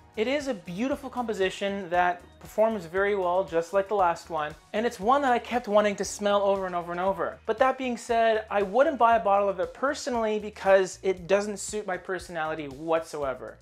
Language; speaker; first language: English; native; English